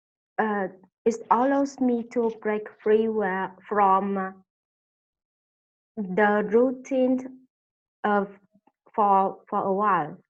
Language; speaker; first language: English; non-native, learner; Vietnamese